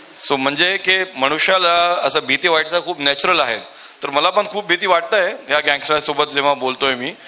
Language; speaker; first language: Marathi; non-native, local second language; Urdu